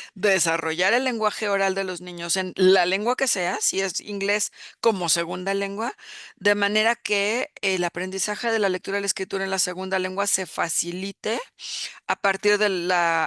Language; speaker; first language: Spanish; native; Spanish